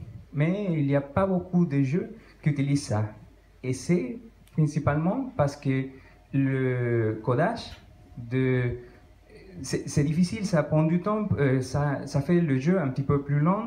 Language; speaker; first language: French; non-native, fluent; Spanish